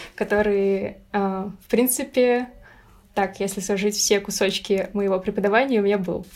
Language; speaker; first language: Russian; native; Russian